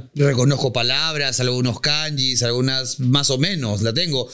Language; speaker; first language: Spanish; native; Spanish